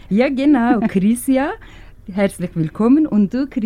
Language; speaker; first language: German; non-native, learner; Turkish